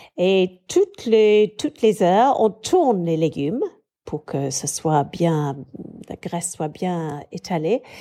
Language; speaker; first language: French; non-native, fluent; English